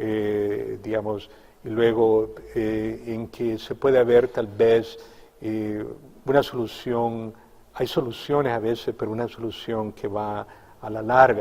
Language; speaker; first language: Spanish; native; Spanish